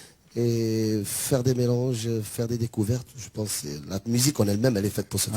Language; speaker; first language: French; non-native, local second language; Arabic